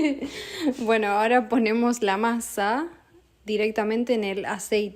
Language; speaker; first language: Spanish; native; Spanish